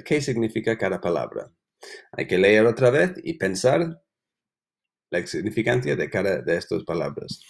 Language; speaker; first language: Spanish; non-native, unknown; English